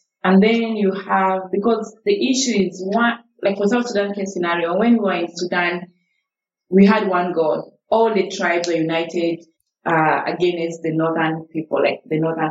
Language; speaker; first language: English; non-native, local second language; Arabic